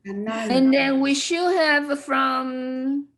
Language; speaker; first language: English; non-native, fluent; Chinese